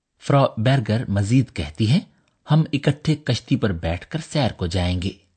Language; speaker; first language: Urdu; native; Urdu